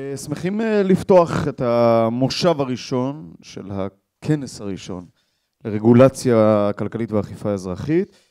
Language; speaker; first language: Hebrew; native; Hebrew